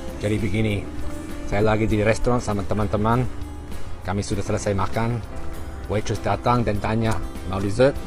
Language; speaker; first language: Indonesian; non-native, fluent; German